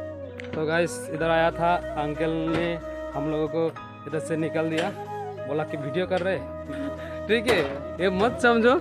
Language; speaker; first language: Hindi; non-native, local second language; Bangla